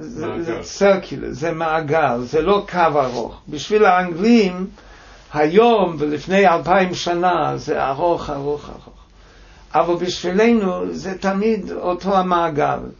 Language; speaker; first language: Hebrew; non-native, fluent; English